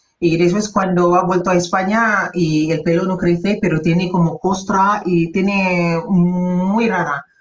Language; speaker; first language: Spanish; non-native, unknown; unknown